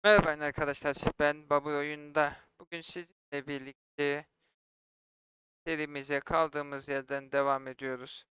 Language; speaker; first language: Turkish; native; Turkish